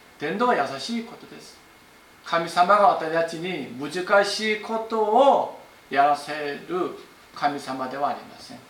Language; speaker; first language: Japanese; non-native, fluent; Korean